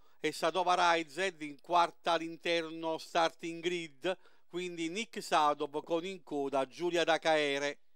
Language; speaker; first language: Italian; native; Italian